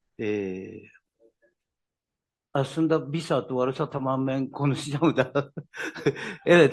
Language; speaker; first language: Turkish; non-native, learner; Japanese